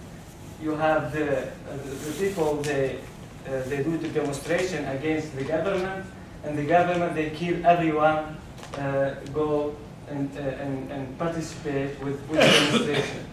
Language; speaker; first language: English; non-native, learner; Arabic